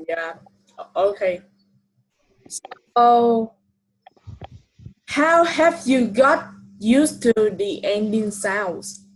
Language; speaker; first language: English; non-native, fluent; Vietnamese